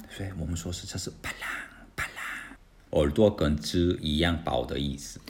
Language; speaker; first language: Chinese; non-native, fluent; Korean